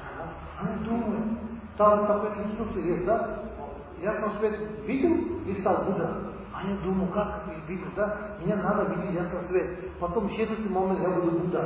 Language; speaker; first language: Russian; non-native, learner; Tibetan